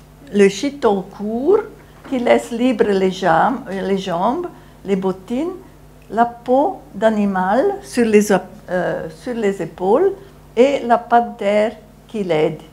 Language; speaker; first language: French; non-native, fluent; Italian